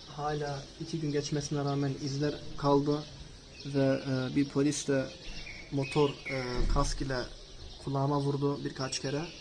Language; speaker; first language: Turkish; early bilingual, heritage; Turkish